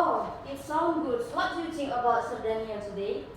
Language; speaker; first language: English; non-native, fluent; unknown